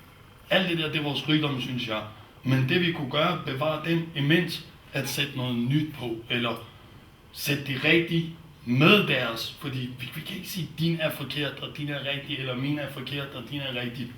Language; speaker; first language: Danish; non-native, fluent; Kurdish